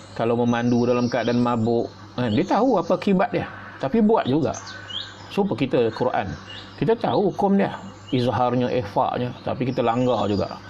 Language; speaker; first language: Malay; native; Malay